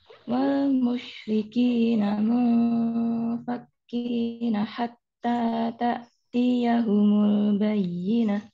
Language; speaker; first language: Arabic; non-native, learner; Indonesian